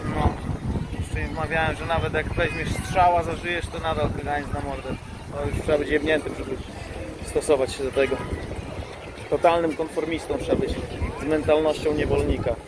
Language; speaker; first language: Polish; native; Polish